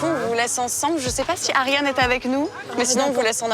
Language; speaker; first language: French; native; French